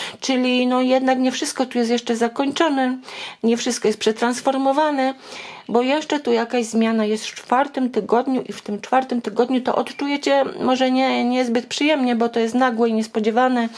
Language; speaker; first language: Polish; native; Polish